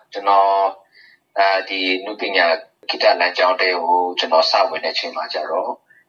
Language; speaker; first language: Burmese; non-native, local second language; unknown